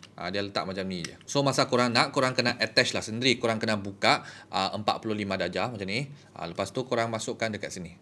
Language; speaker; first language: Malay; native; Malay